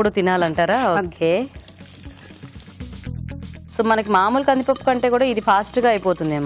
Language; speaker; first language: Telugu; native; Telugu